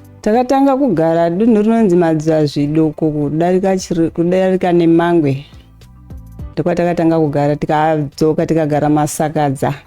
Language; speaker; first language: Shona; early bilingual, heritage; Shona